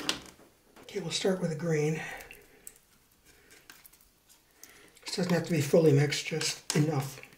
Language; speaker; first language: English; native; English